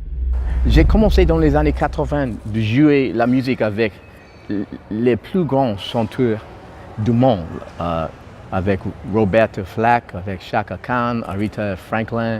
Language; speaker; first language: French; non-native, fluent; English